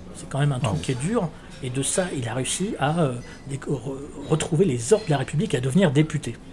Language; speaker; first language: French; native; French